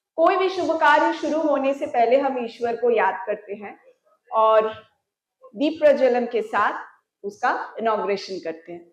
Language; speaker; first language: Hindi; non-native, local second language; Bangla